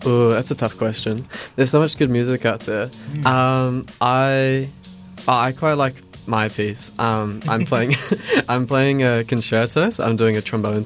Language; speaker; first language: English; native; English